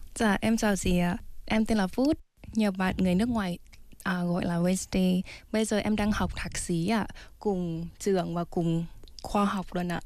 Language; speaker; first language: Vietnamese; early bilingual, heritage; Vietnamese